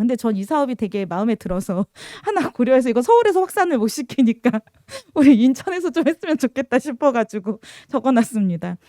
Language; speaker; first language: Korean; native; Korean